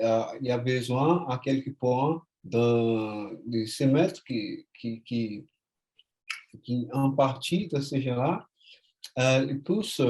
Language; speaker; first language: French; non-native, fluent; Portuguese